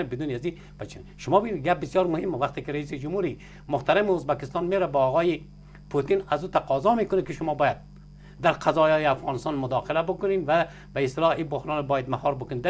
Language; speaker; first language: Persian; native; Persian